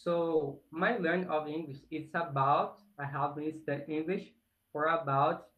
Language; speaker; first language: English; non-native, learner; Portuguese